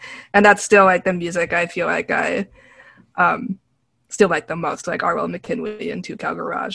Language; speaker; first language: English; native; English